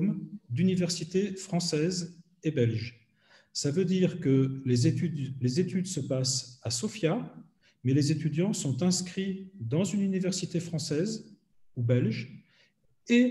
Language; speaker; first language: French; native; French